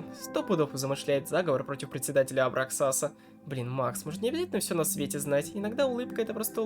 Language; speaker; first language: Russian; native; Russian